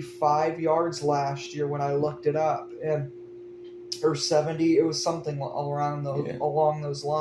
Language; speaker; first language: English; native; English